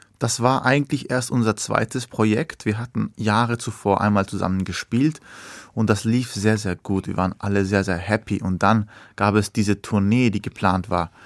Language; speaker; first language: German; early bilingual, other home language; Persian